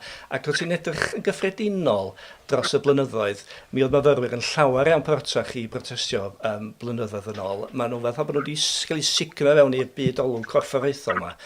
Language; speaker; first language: Welsh; native; Welsh